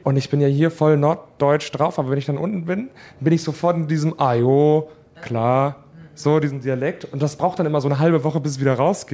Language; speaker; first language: German; native; German